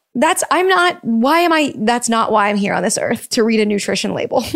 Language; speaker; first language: English; early bilingual, other home language; Filipino